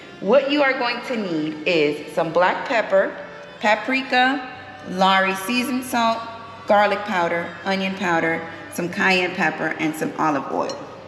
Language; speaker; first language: English; early bilingual, other home language; Spanish